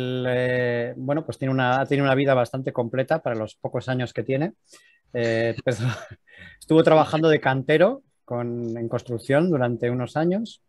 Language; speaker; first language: Spanish; native; Spanish